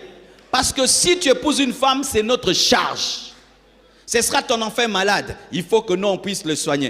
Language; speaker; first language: French; non-native, local second language; Lingala